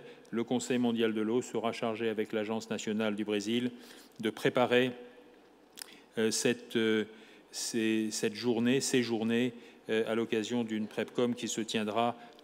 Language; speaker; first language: French; native; French